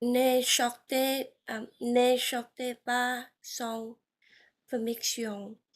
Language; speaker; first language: French; non-native, learner; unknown